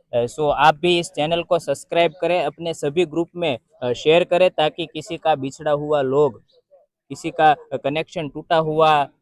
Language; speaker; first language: Hindi; non-native, local second language; Gujarati